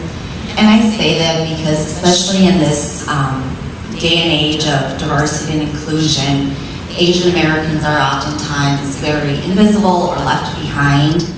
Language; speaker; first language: English; early bilingual, other home language; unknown